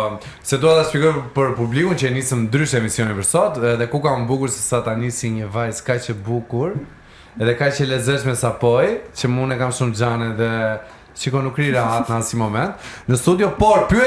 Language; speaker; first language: Albanian; native; Albanian